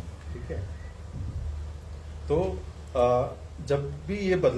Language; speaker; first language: Hindi; native; Hindi